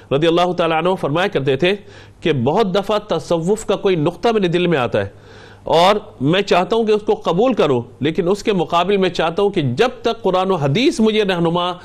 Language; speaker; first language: Urdu; native; Urdu